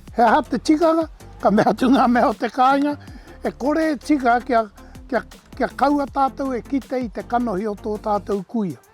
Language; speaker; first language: Māori; native; Māori